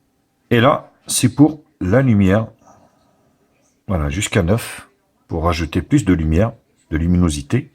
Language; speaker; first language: French; native; French